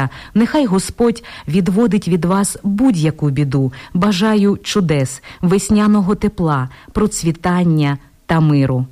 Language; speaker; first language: Ukrainian; native; Ukrainian